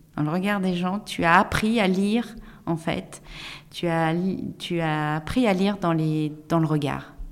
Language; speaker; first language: French; native; French